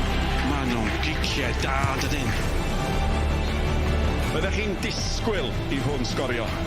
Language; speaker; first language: Welsh; native; Welsh